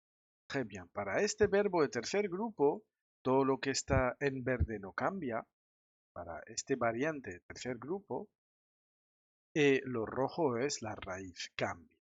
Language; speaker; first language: Spanish; non-native, fluent; French